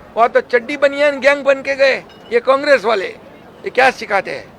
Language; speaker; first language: Hindi; non-native, local second language; Marathi